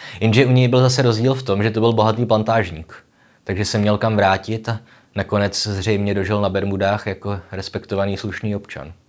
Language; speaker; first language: Czech; native; Czech